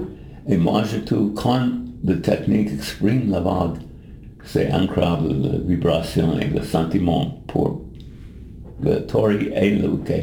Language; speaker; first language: French; non-native, learner; English